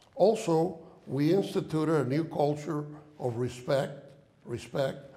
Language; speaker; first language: English; non-native, fluent; Spanish